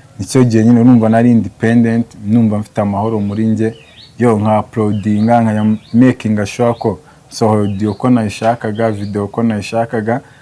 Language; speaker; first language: Kinyarwanda; native; Kinyarwanda